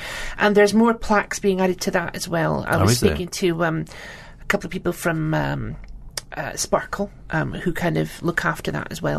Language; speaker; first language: English; native; English